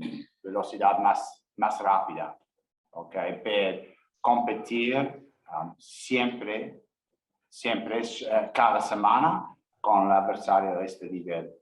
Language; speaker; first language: Spanish; non-native, learner; English